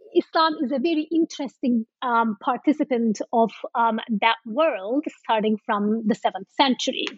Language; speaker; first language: English; non-native, fluent; Turkish